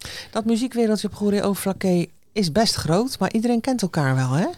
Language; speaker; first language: Dutch; native; Dutch